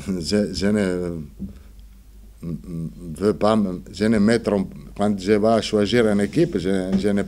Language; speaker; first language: French; non-native, fluent; Italian